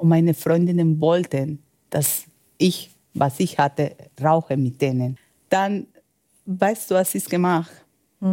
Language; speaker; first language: German; non-native, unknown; Spanish